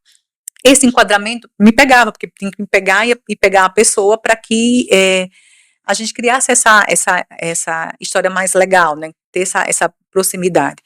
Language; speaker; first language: Portuguese; native; Portuguese